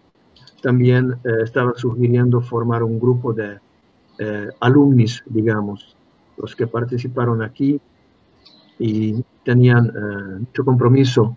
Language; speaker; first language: Spanish; non-native, fluent; Hungarian